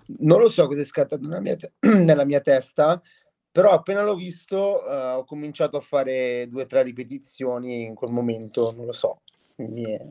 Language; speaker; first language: Italian; native; Italian